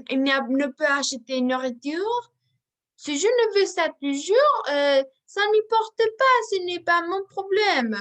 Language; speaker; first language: French; non-native, learner; Spanish